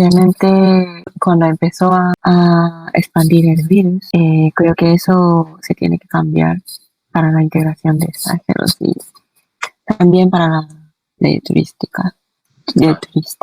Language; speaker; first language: Spanish; non-native, fluent; Korean